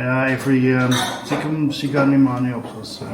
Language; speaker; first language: Korean; non-native, learner; German